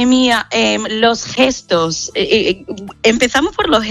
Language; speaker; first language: Spanish; non-native, fluent; English